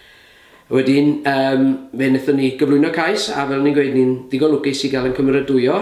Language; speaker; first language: Welsh; native; Welsh